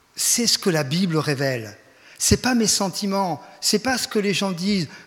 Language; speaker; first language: French; native; French